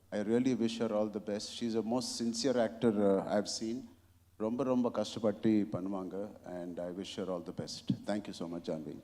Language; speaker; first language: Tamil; non-native, local second language; Telugu